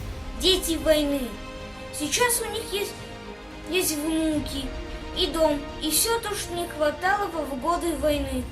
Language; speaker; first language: Russian; native; Russian